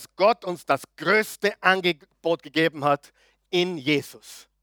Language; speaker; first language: German; native; German